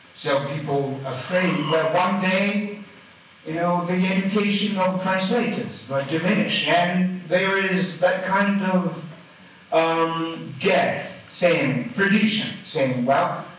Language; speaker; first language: English; non-native, fluent; Chinese